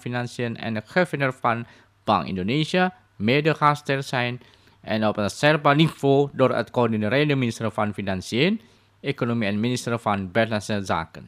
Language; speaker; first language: Dutch; non-native, fluent; Indonesian